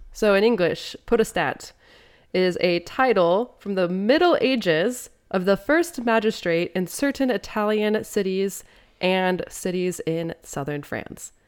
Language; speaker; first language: English; native; English